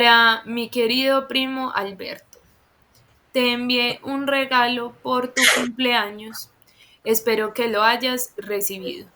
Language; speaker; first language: Spanish; non-native, fluent; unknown